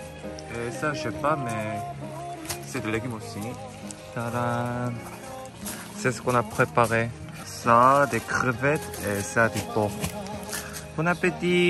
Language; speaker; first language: French; non-native, learner; Korean